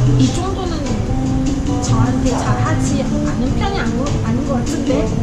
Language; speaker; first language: Korean; non-native, learner; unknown